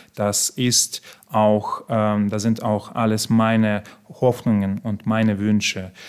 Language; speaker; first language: German; non-native, fluent; Belarusian